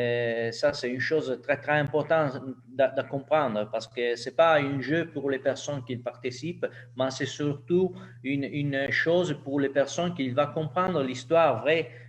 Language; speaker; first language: French; non-native, learner; Italian